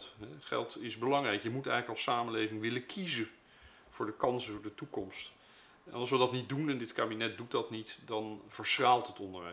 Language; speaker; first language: Dutch; native; Dutch